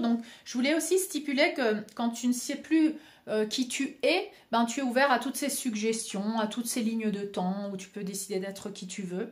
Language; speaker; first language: French; native; French